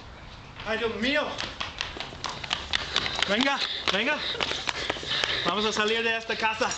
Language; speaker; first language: Spanish; non-native, learner; English